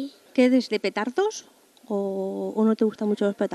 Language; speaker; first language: Spanish; native; Spanish